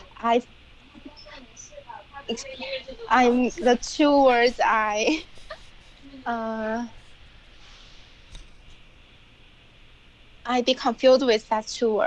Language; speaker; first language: English; non-native, learner; Chinese